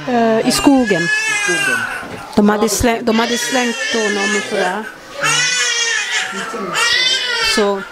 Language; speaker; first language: Swedish; early bilingual, other home language; Lingala